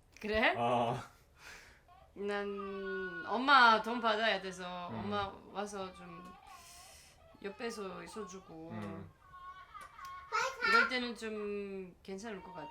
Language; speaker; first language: Korean; non-native, learner; Greek